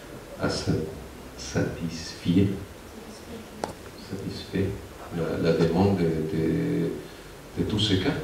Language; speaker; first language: French; non-native, fluent; Spanish